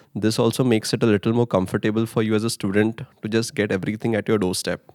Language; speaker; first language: English; non-native, local second language; Hindi